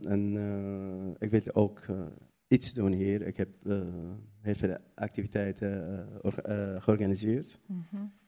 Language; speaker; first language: Dutch; non-native, learner; Arabic